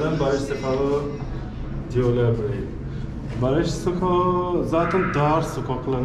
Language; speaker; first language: Turkish; non-native, learner; Persian